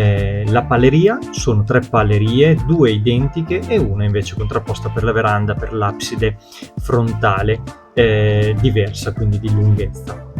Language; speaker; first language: Italian; native; Italian